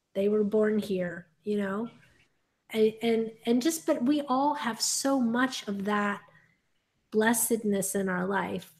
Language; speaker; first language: English; native; English